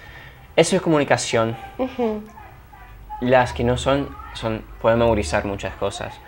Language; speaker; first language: Spanish; non-native, fluent; English